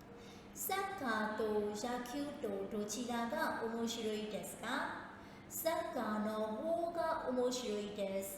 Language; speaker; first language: Japanese; non-native, fluent; Burmese